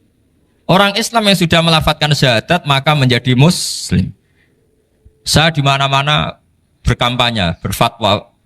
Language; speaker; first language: Indonesian; non-native, local second language; Javanese